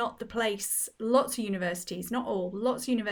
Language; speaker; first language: English; native; English